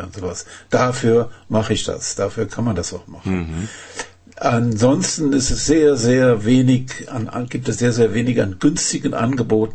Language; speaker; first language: German; native; German